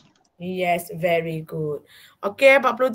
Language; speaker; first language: English; non-native, fluent; Malay